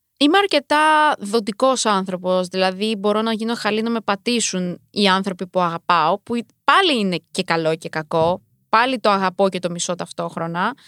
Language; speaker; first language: Greek; early bilingual, other home language; Romanian